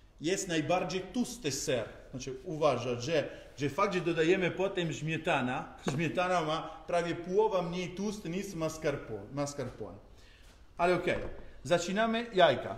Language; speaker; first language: Polish; non-native, learner; Italian